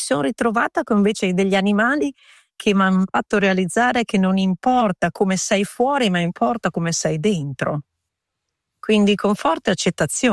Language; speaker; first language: Italian; early bilingual, heritage; Italian